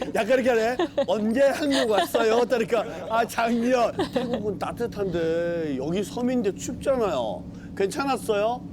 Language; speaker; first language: Korean; native; Korean